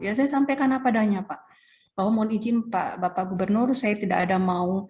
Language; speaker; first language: Indonesian; native; Indonesian